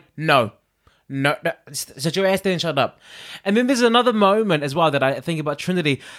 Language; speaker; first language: English; native; English